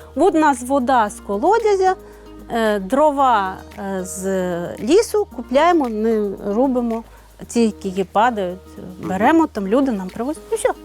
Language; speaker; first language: Ukrainian; non-native, local second language; Russian